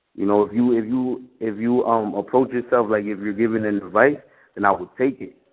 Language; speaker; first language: English; native; English